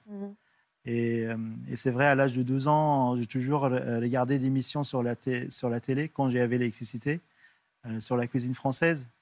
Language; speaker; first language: French; non-native, fluent; Arabic